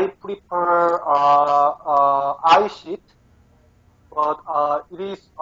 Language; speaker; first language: English; non-native, learner; Korean